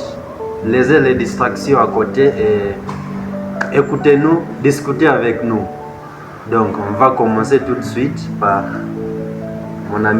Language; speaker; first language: French; non-native, fluent; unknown